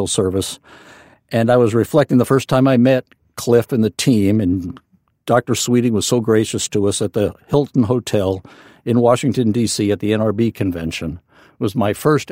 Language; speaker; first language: English; native; English